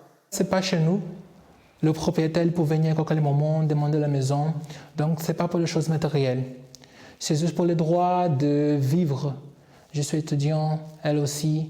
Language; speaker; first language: French; non-native, fluent; Portuguese